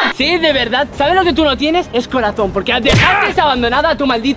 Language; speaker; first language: Spanish; native; Spanish